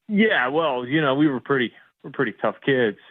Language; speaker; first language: English; native; English